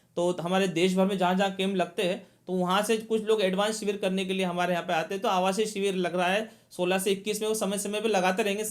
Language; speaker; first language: Hindi; native; Hindi